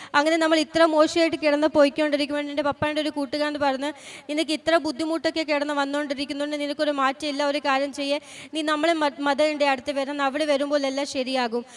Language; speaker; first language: Malayalam; non-native, fluent; Punjabi